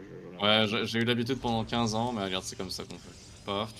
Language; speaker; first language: French; native; French